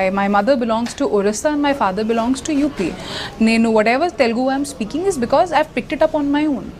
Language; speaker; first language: Telugu; non-native, local second language; Hindi